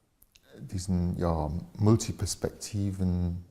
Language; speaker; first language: German; non-native, fluent; English